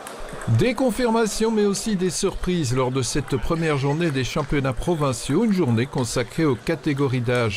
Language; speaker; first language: French; native; French